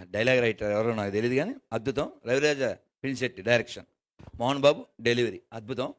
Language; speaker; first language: Telugu; native; Telugu